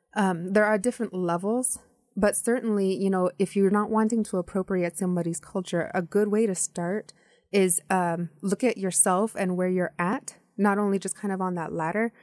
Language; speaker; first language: English; native; English